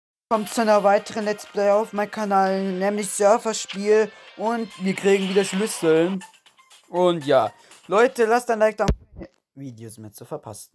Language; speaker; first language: German; native; German